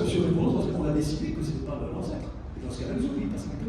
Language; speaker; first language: French; native; French